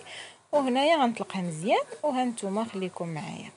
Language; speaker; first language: Arabic; native; Arabic